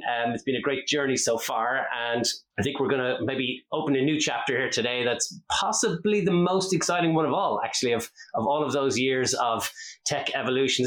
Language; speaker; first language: English; native; English